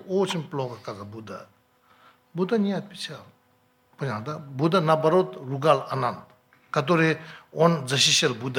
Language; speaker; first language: Russian; non-native, learner; Tibetan